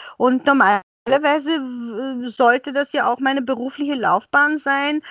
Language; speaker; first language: German; early bilingual, other home language; Bulgarian